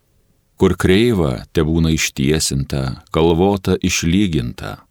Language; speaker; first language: Lithuanian; native; Lithuanian